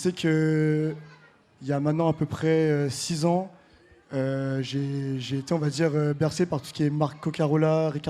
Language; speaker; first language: French; native; French